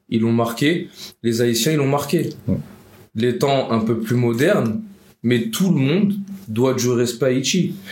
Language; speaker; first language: French; early bilingual, other home language; Wolof